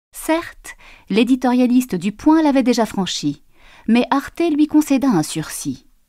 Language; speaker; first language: French; native; French